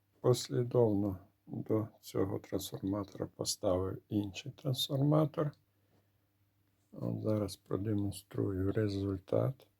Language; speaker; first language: Ukrainian; native; Ukrainian